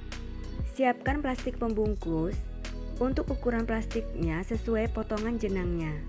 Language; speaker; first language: Indonesian; native; Indonesian